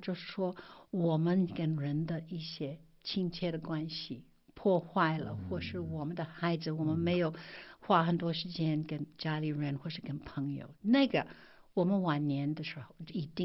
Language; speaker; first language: Chinese; non-native, fluent; English